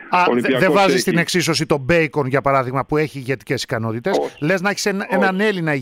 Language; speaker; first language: Greek; native; Greek